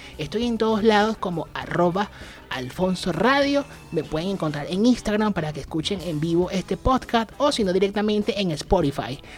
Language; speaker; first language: Spanish; native; Spanish